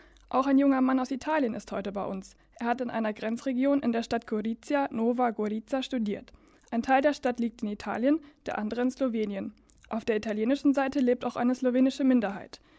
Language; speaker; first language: German; native; German